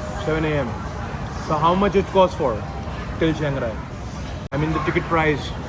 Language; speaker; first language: English; non-native, local second language; Hindi